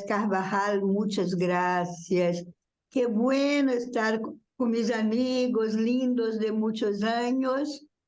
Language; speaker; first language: Spanish; non-native, learner; Portuguese